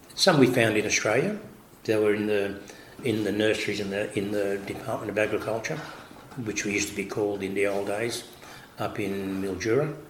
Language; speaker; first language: English; early bilingual, other home language; Italian